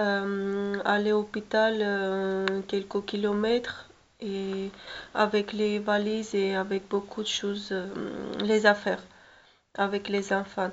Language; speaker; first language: French; non-native, learner; Russian